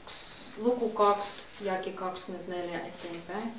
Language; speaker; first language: Finnish; non-native, fluent; Russian